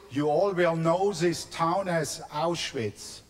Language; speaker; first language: English; non-native, learner; German